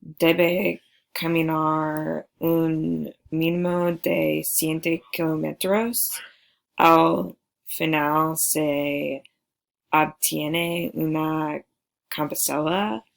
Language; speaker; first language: Spanish; non-native, learner; English